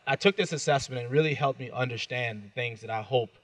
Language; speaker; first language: English; native; English